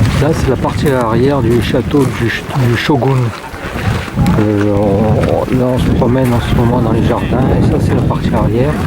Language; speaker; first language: French; native; French